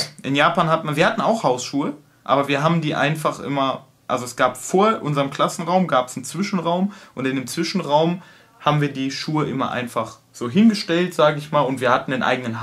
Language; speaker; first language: German; native; German